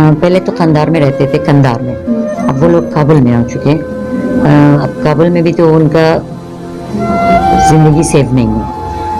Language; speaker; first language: Hindi; non-native, fluent; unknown